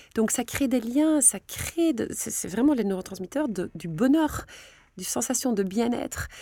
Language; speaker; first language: French; non-native, local second language; Dutch